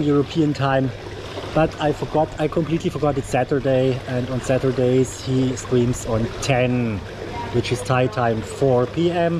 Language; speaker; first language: English; non-native, fluent; German